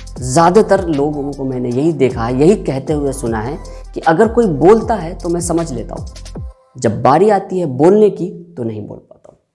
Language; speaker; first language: Hindi; native; Hindi